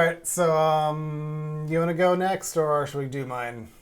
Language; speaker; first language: English; native; English